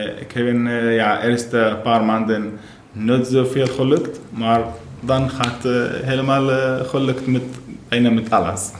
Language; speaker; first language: Dutch; non-native, learner; Arabic